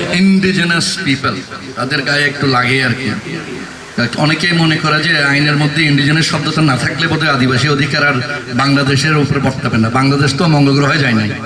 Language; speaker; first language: Bangla; non-native, local second language; Chakma